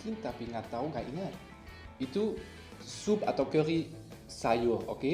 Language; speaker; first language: Indonesian; non-native, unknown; German